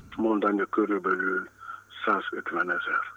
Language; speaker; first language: Hungarian; non-native, fluent; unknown